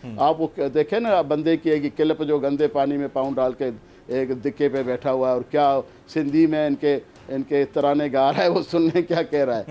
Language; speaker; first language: Urdu; non-native, local second language; Sindhi